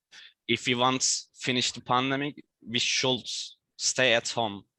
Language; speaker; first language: English; non-native, learner; Turkish